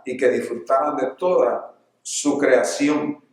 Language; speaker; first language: Spanish; native; Spanish